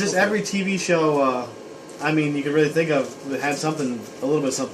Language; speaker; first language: English; native; English